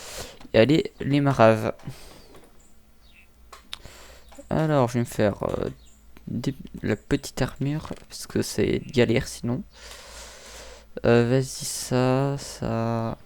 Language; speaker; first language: French; native; French